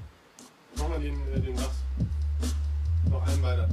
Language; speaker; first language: German; native; German